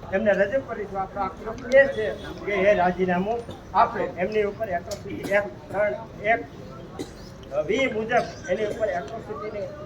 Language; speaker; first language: Gujarati; native; Gujarati